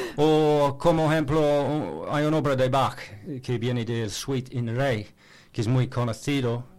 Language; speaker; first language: Spanish; non-native, learner; English